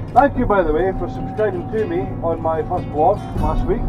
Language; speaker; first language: English; native; English